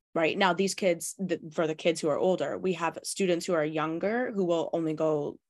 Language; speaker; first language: English; native; English